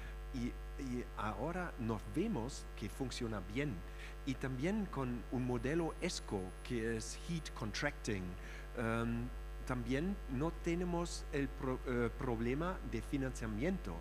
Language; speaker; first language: Spanish; non-native, fluent; German